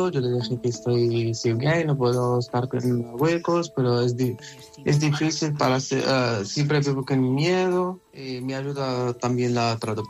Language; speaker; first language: Spanish; non-native, learner; Arabic